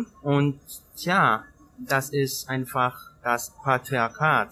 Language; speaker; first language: German; non-native, learner; Thai